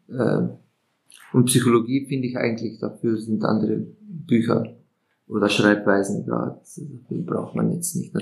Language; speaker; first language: German; non-native, fluent; Slovenian